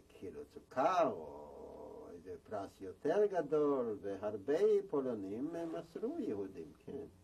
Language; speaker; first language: Hebrew; non-native, fluent; Yiddish